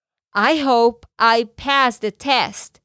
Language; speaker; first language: English; non-native, fluent; Spanish